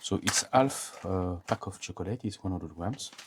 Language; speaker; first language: English; non-native, learner; French